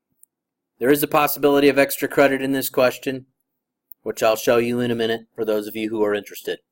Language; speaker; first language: English; native; English